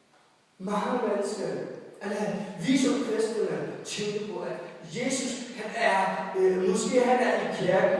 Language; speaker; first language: Danish; non-native, fluent; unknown